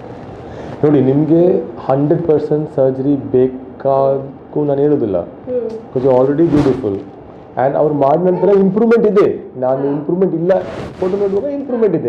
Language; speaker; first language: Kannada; non-native, fluent; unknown